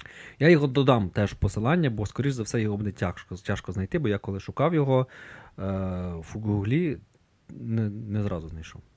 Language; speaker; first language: Ukrainian; native; Ukrainian